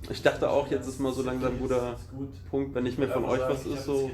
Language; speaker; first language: German; native; German